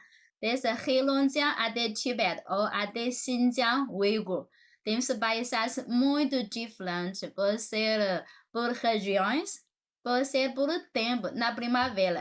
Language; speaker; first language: Portuguese; non-native, fluent; Chinese